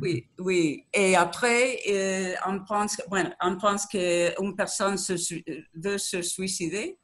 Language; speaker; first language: French; non-native, learner; Spanish